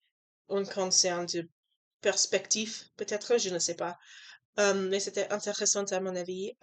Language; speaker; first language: French; non-native, learner; English